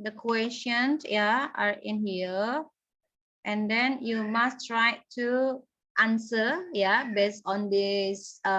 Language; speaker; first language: English; non-native, learner; Indonesian